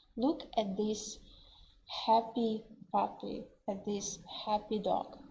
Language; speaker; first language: English; non-native, fluent; Russian